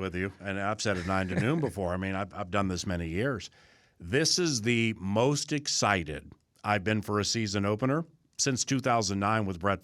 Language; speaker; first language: English; native; English